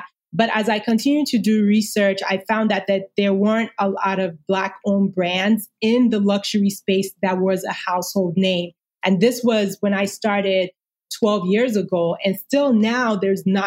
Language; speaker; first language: English; non-native, local second language; Yoruba